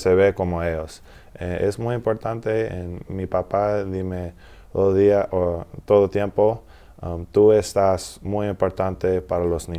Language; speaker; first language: Spanish; non-native, learner; English